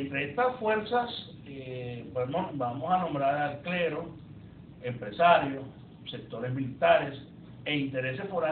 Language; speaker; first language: Spanish; native; Spanish